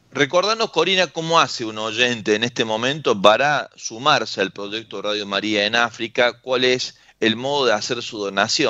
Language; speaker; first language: Spanish; native; Spanish